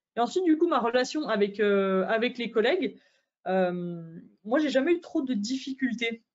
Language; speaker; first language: French; native; French